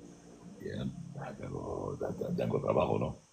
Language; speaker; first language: Spanish; non-native, learner; Arabic